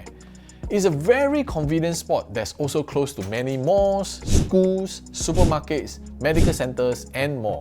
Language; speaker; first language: English; native; English